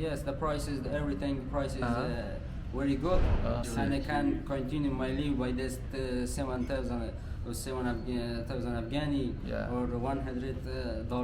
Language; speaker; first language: English; non-native, learner; Persian